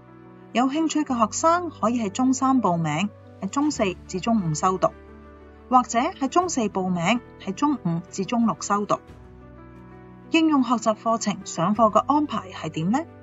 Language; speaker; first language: Chinese; non-native, local second language; Cantonese